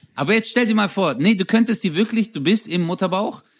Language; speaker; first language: German; early bilingual, other home language; Turkish